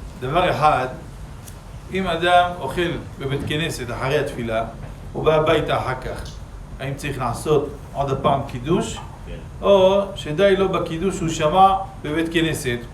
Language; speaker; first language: Hebrew; native; Hebrew